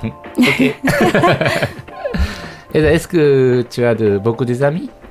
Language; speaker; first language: French; non-native, learner; Japanese